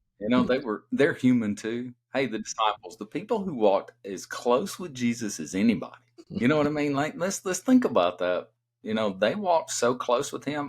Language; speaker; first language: English; native; English